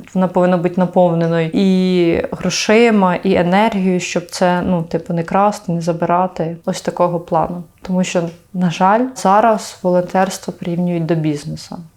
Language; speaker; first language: Ukrainian; native; Ukrainian